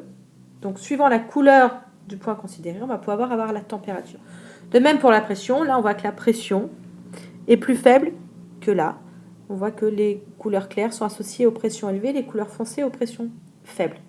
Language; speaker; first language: French; native; French